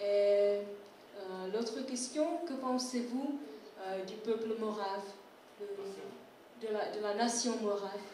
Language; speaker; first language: French; non-native, fluent; Czech